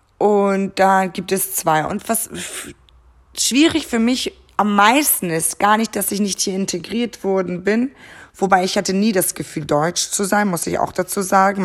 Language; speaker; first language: German; early bilingual, other home language; Persian